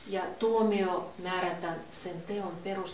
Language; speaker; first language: Finnish; non-native, fluent; Russian